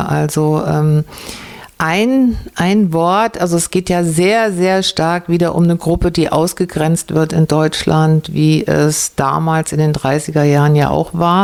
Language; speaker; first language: German; native; German